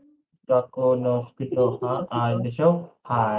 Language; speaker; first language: Japanese; non-native, learner; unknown